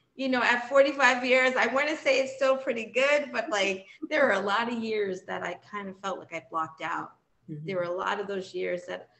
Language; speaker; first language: English; native; English